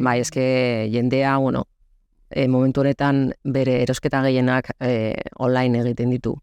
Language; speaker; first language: Basque; non-native, local second language; Spanish